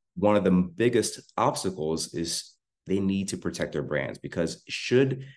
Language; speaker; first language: English; native; English